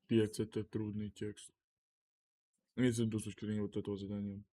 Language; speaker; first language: Russian; native; Russian